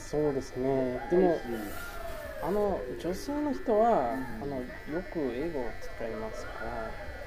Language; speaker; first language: Japanese; non-native, learner; English